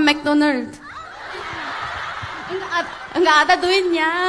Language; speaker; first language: Indonesian; non-native, fluent; Korean